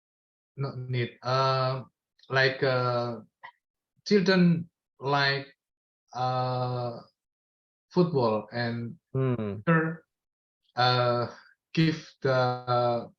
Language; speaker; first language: English; non-native, learner; Indonesian